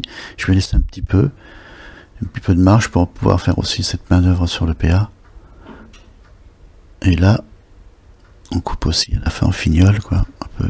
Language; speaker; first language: French; native; French